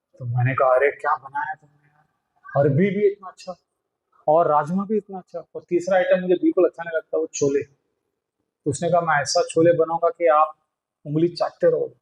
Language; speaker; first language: Hindi; non-native, local second language; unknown